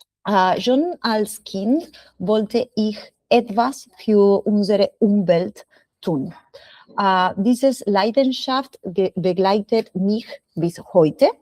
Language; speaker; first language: German; non-native, learner; Spanish